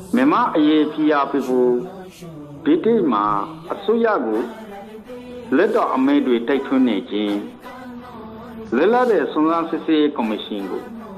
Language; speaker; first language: Burmese; non-native, local second language; Rohingya